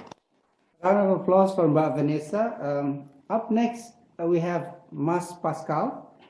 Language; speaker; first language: English; non-native, fluent; Indonesian